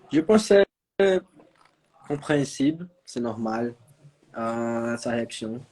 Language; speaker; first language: French; non-native, learner; Portuguese